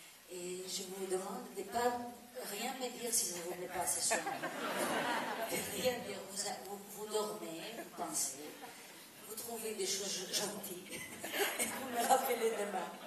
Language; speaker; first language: French; non-native, fluent; Italian